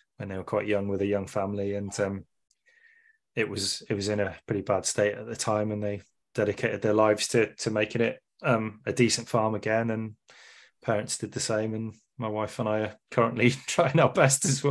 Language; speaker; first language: English; native; English